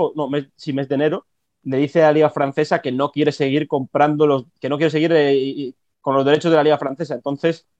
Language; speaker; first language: Spanish; native; Spanish